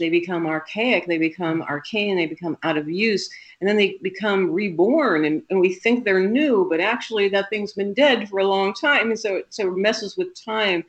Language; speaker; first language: English; native; English